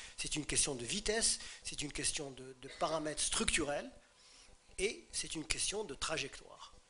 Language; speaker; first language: French; non-native, local second language; Arabic